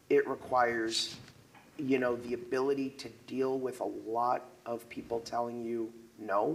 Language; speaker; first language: English; native; English